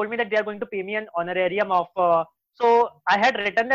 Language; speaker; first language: English; non-native, local second language; Hindi